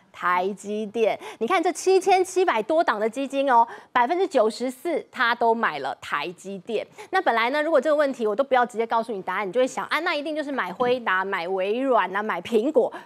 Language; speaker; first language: Chinese; native; Chinese